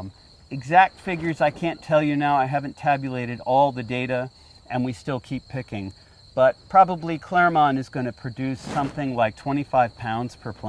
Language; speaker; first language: English; native; English